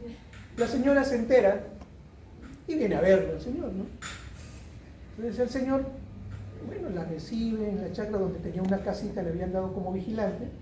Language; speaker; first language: Spanish; native; Spanish